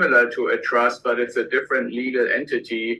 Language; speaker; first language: English; non-native, fluent; German